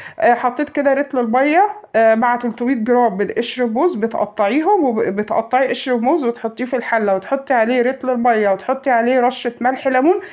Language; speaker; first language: Arabic; native; Arabic